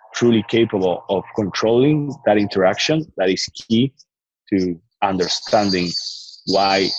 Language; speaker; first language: English; non-native, fluent; Spanish